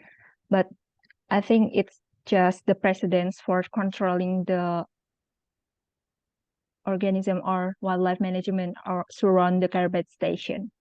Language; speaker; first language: English; non-native, local second language; Indonesian